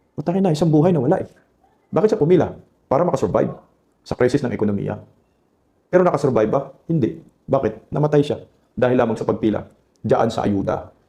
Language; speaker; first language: Filipino; non-native, local second language; Cebuano